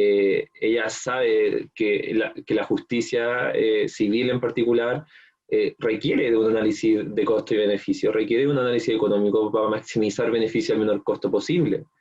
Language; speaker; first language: Spanish; native; Spanish